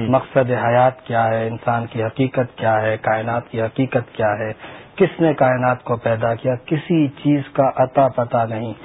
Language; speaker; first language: Urdu; native; Urdu